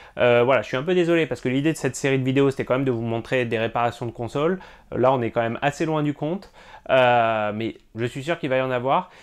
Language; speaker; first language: French; native; French